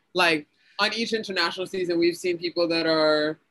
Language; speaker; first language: English; early bilingual, other home language; Spanish